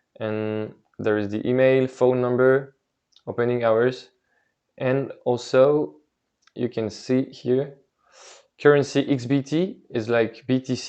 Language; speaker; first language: English; non-native, fluent; French